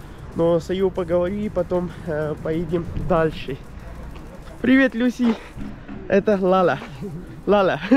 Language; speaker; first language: Russian; non-native, learner; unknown